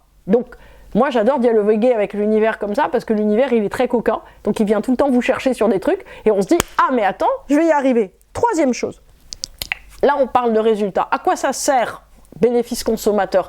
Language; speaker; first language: French; native; French